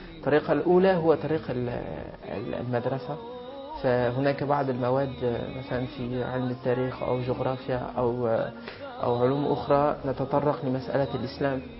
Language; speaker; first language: Arabic; non-native, fluent; French